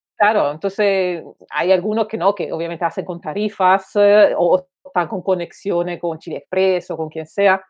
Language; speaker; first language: Spanish; non-native, fluent; Italian